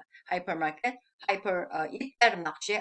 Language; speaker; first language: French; non-native, fluent; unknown